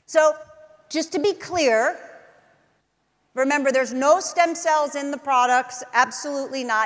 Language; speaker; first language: English; native; English